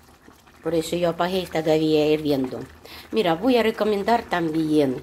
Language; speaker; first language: Spanish; non-native, learner; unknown